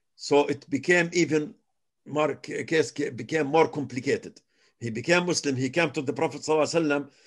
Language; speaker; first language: English; non-native, fluent; Arabic